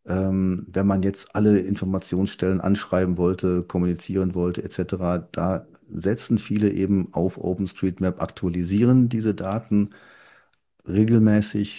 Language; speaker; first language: German; native; German